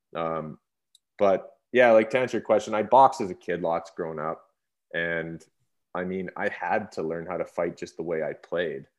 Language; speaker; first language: English; native; English